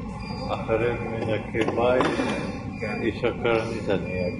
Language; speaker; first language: Hebrew; non-native, learner; Russian